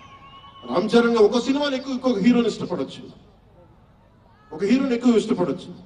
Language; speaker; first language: Telugu; native; Telugu